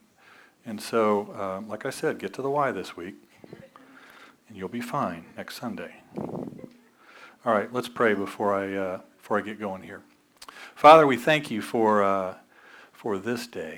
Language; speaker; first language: English; native; English